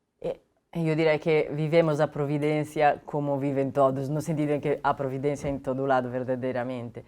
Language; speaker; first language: Portuguese; non-native, fluent; Italian